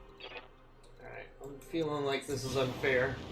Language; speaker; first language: English; native; English